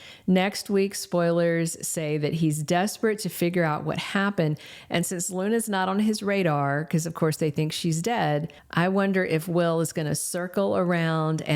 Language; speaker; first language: English; native; English